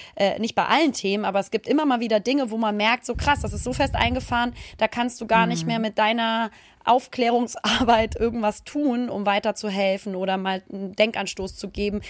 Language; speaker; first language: German; native; German